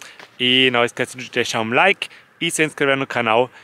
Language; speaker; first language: Portuguese; non-native, fluent; German